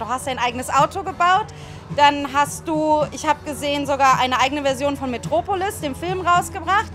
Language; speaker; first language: German; native; German